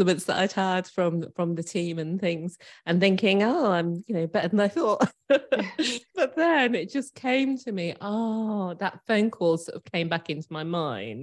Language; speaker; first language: English; native; English